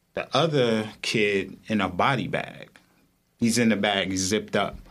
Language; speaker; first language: English; native; English